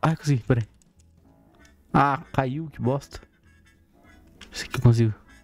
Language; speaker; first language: Portuguese; native; Portuguese